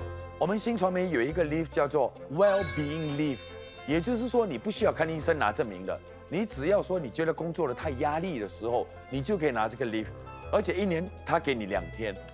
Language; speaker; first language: Chinese; native; Chinese